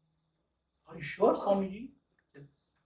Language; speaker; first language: English; non-native, local second language; Tamil